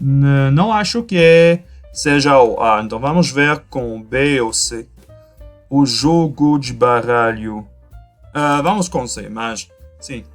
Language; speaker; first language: Portuguese; non-native, fluent; French